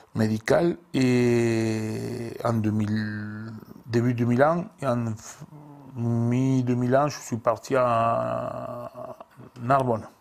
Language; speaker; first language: French; non-native, fluent; Spanish